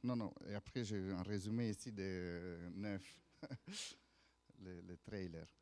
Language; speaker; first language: French; non-native, fluent; Italian